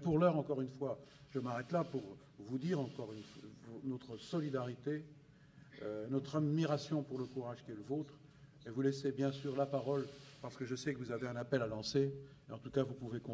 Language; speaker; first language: French; native; French